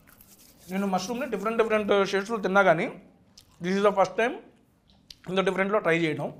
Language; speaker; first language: Telugu; native; Telugu